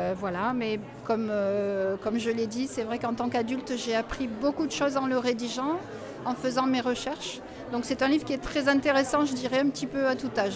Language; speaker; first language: French; native; French